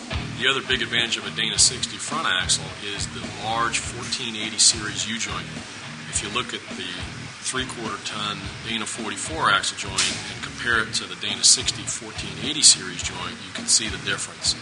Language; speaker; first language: English; native; English